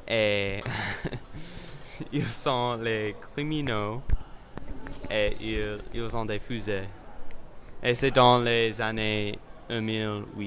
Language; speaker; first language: French; non-native, learner; English